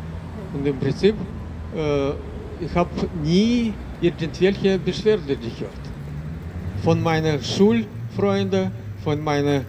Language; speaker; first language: German; non-native, fluent; Russian